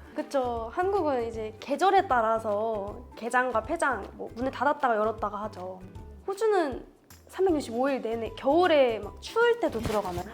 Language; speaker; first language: Korean; native; Korean